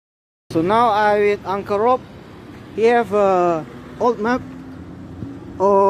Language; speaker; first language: English; non-native, learner; Indonesian